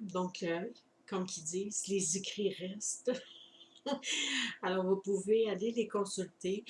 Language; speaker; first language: French; native; French